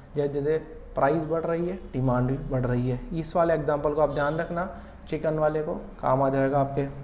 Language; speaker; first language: Hindi; native; Hindi